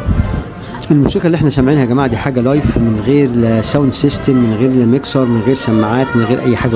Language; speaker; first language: Arabic; native; Arabic